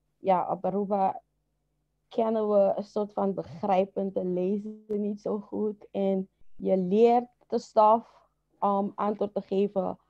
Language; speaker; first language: Dutch; non-native, local second language; Papiamento